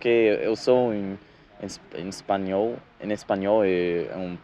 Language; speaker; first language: Portuguese; non-native, learner; English